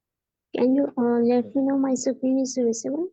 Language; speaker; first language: English; non-native, fluent; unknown